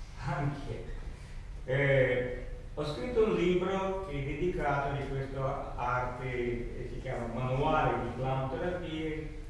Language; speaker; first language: Italian; non-native, learner; Russian